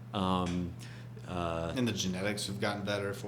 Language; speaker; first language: English; native; English